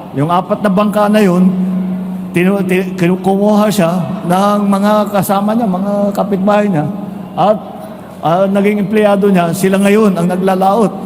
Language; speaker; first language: Filipino; native; Filipino